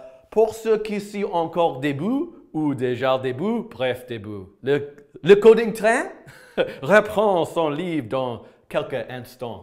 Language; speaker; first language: French; non-native, learner; English